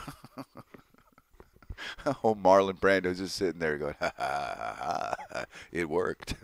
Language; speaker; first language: English; native; English